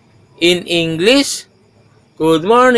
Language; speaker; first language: English; non-native, local second language; Maguindanaon